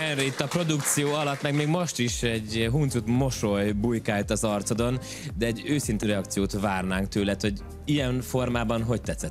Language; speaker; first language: Hungarian; native; Hungarian